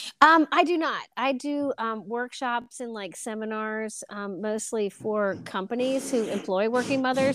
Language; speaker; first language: English; native; English